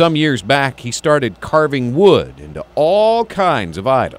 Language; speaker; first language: English; native; English